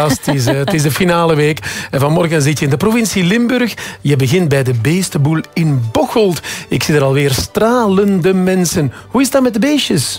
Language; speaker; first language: Dutch; native; Dutch